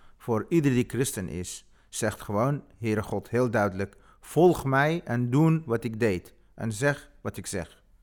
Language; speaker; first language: Dutch; non-native, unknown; Kurdish